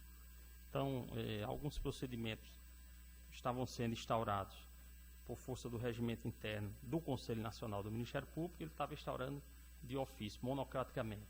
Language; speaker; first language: Portuguese; native; Portuguese